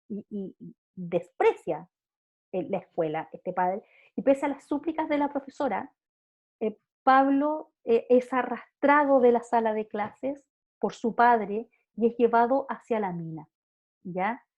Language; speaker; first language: Spanish; native; Spanish